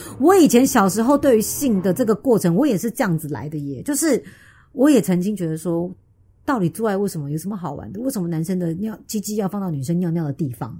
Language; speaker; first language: Chinese; native; Chinese